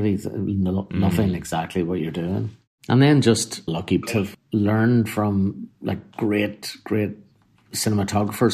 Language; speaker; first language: English; native; English